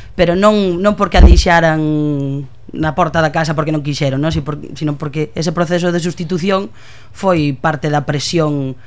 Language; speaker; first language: Galician; non-native, local second language; Spanish